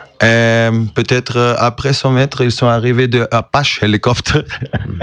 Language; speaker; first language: French; non-native, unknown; Croatian